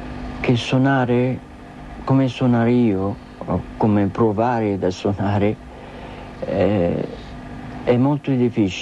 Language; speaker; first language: Italian; non-native, learner; English